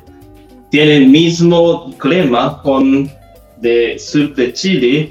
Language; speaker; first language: Spanish; non-native, learner; Japanese